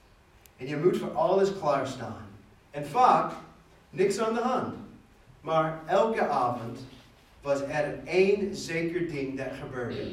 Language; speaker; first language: Dutch; non-native, fluent; English